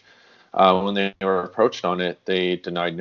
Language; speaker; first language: English; native; English